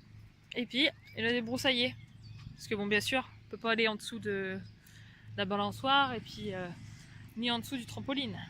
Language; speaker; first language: French; native; French